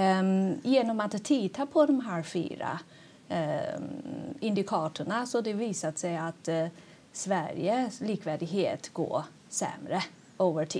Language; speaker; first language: Swedish; non-native, fluent; Chinese